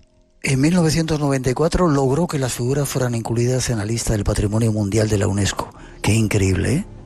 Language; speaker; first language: Spanish; native; Spanish